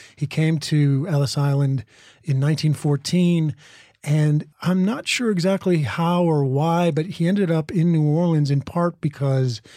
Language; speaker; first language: English; native; English